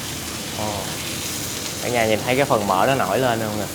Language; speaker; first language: Vietnamese; native; Vietnamese